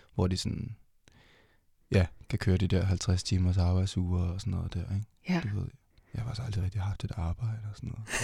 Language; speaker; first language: Danish; native; Danish